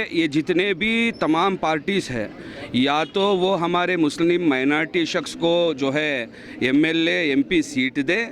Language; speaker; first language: Urdu; native; Urdu